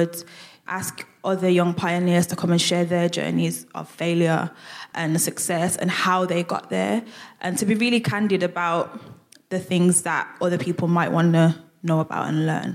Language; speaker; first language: English; native; English